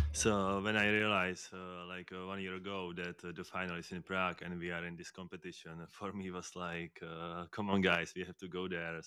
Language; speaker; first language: English; non-native, fluent; Czech